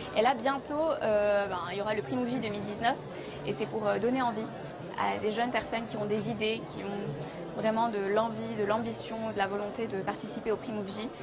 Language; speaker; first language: French; non-native, local second language; Arabic